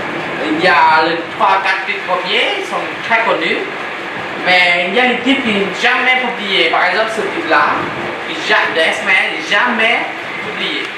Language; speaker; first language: French; non-native, learner; Vietnamese